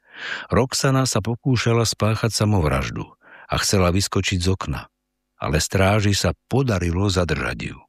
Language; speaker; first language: Slovak; native; Slovak